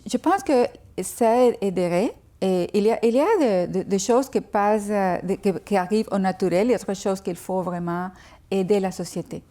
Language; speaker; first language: French; non-native, fluent; Spanish